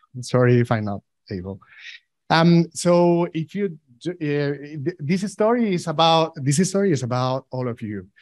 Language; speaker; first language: English; non-native, fluent; Spanish